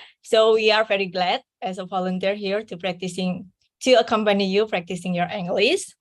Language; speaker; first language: English; non-native, fluent; Indonesian